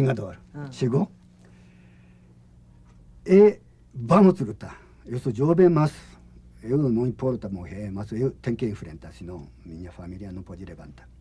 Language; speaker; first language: Portuguese; non-native, learner; Japanese